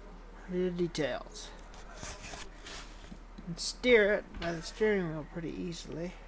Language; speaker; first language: English; native; English